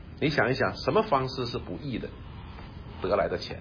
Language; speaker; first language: Chinese; native; Chinese